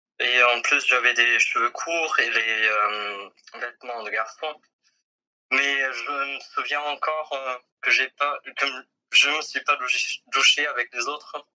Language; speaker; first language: French; non-native, fluent; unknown